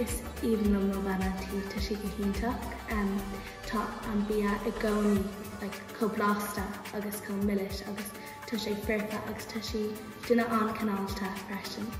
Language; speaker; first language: Irish; non-native, learner; English